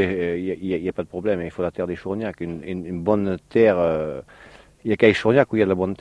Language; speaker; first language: French; native; French